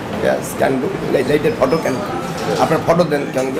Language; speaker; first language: English; non-native, local second language; Bangla